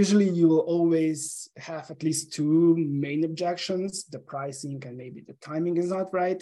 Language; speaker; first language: English; non-native, fluent; Slovenian